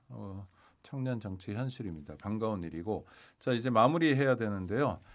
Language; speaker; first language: Korean; native; Korean